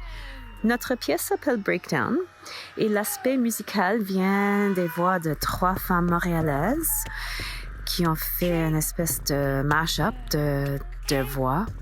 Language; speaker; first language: French; non-native, fluent; English